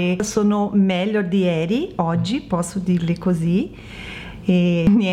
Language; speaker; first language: Italian; non-native, learner; Portuguese